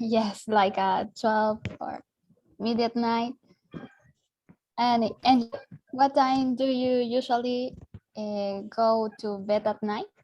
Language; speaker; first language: English; non-native, learner; Spanish